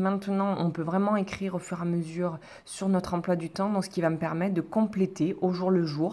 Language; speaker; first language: French; native; French